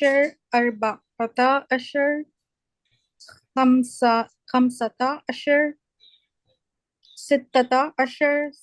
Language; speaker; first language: Arabic; non-native, learner; English